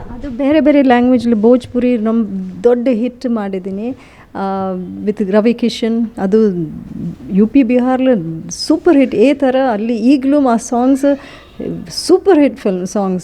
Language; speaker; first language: Kannada; non-native, learner; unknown